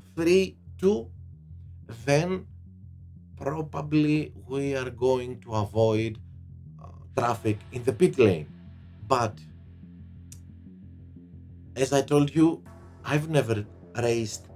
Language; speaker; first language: English; non-native, fluent; Greek